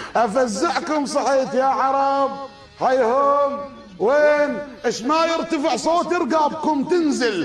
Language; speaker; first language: Arabic; native; Arabic